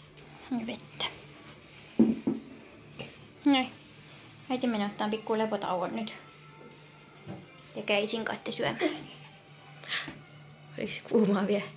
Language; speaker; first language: Finnish; native; Finnish